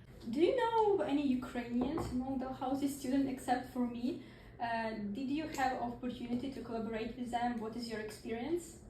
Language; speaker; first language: English; non-native, fluent; Ukrainian